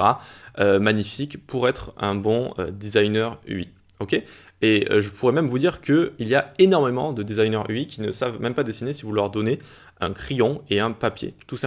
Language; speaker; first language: French; native; French